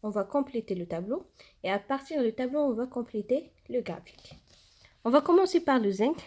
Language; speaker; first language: French; non-native, local second language; Arabic